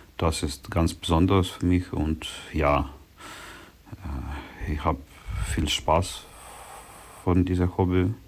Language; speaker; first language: German; non-native, learner; Ukrainian